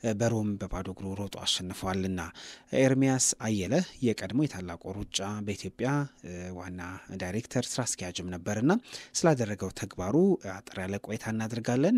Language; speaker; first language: Amharic; native; Amharic